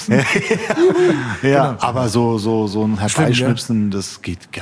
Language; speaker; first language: German; native; German